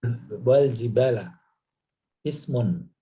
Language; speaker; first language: Arabic; non-native, learner; Indonesian